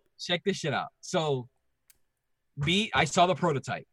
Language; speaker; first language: English; non-native, local second language; Spanish